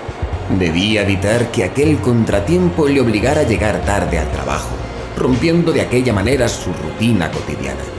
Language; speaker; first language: Spanish; native; Spanish